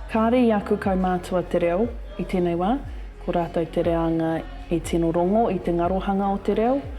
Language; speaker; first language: Māori; non-native, local second language; English